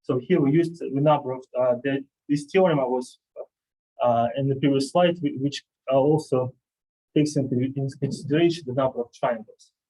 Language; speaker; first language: English; non-native, fluent; Russian